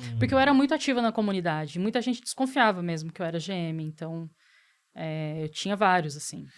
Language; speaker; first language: Portuguese; native; Portuguese